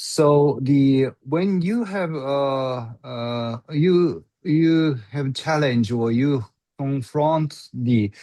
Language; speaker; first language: English; non-native, learner; Japanese